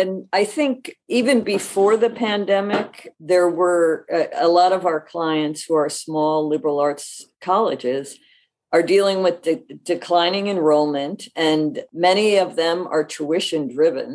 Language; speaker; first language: English; native; English